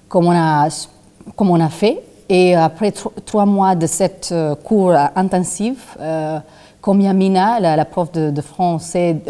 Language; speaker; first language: French; non-native, fluent; Albanian